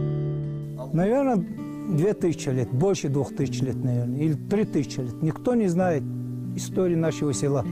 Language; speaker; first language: Russian; non-native, local second language; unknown